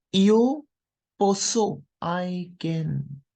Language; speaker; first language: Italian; non-native, fluent; Hindi